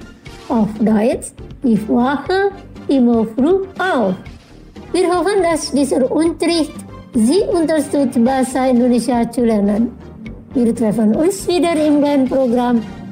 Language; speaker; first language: German; non-native, fluent; Indonesian